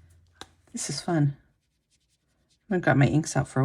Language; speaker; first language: English; native; English